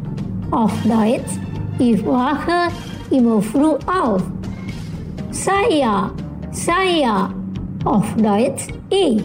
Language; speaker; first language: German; non-native, fluent; Indonesian